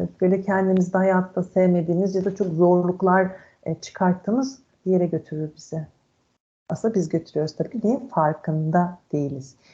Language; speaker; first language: Turkish; native; Turkish